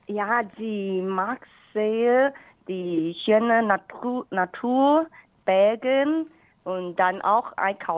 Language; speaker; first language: German; non-native, learner; Chinese